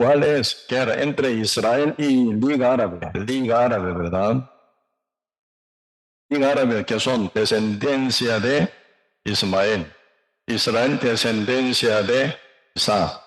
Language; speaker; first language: Spanish; non-native, learner; Korean